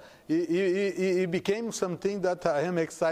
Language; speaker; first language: English; non-native, fluent; Portuguese